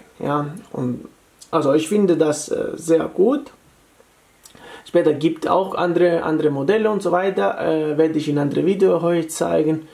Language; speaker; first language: German; non-native, fluent; Italian